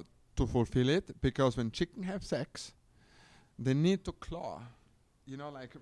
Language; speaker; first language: English; non-native, fluent; German